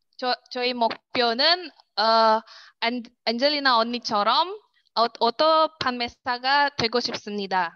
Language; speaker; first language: Korean; non-native, learner; Indonesian